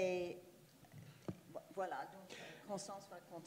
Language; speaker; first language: French; non-native, fluent; English